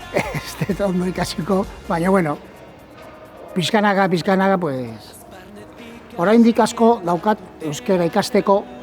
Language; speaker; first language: Basque; non-native, local second language; Spanish